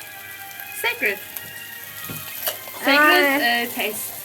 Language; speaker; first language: English; non-native, learner; Turkish